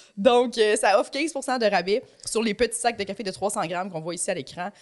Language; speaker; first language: French; native; French